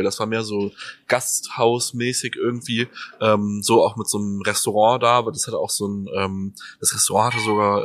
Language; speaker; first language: German; native; German